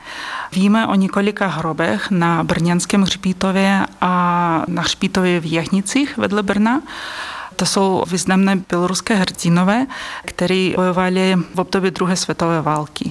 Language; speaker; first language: Czech; non-native, fluent; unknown